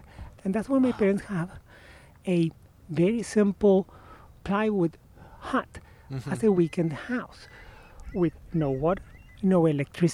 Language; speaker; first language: English; non-native, fluent; Spanish